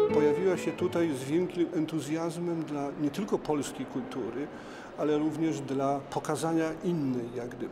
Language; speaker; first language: Polish; native; Polish